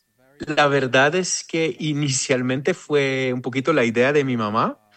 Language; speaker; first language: Spanish; non-native, fluent; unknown